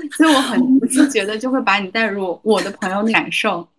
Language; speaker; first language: Chinese; non-native, local second language; Kazakh